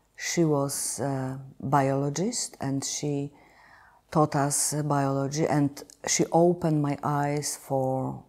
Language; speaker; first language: English; non-native, fluent; Polish